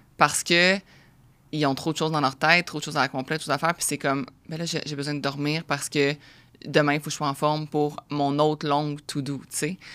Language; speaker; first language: French; native; French